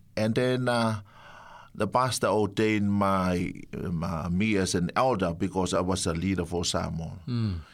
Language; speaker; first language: English; non-native, fluent; Samoan